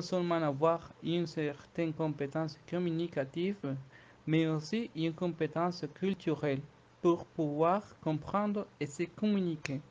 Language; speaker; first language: French; non-native, fluent; Spanish